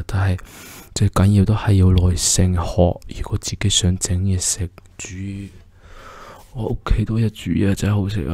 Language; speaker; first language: Cantonese; early bilingual, heritage; Cantonese